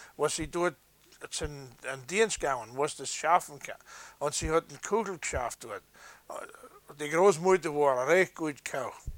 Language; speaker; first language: German; early bilingual, heritage; English